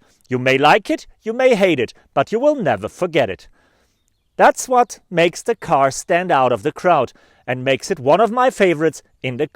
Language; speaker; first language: English; non-native, fluent; German